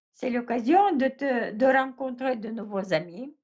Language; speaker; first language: French; non-native, fluent; Russian